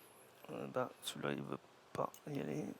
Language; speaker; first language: French; native; French